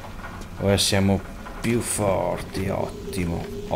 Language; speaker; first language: Italian; native; Italian